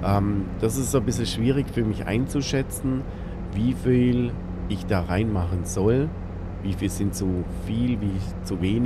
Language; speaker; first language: German; native; German